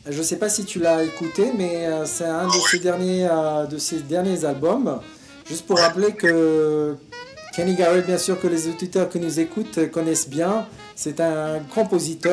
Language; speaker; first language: French; native; French